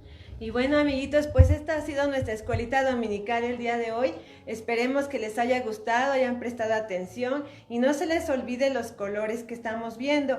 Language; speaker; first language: Spanish; native; Spanish